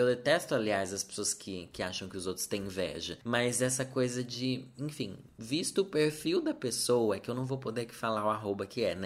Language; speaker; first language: Portuguese; native; Portuguese